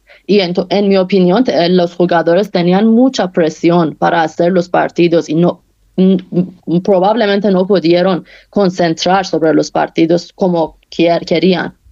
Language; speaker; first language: Spanish; non-native, fluent; Persian